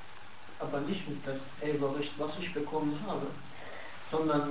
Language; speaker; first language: German; non-native, learner; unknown